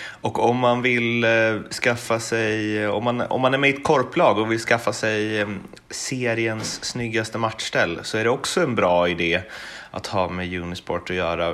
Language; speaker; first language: Swedish; native; Swedish